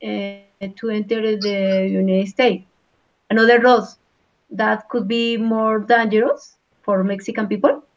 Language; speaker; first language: English; non-native, learner; Spanish